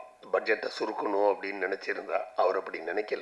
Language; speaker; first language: Tamil; native; Tamil